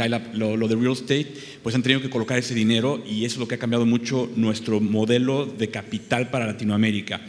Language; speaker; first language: Spanish; native; Spanish